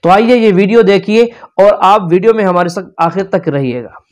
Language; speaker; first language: Hindi; native; Hindi